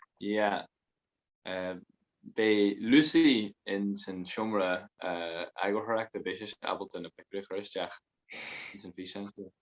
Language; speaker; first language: Irish; native; Irish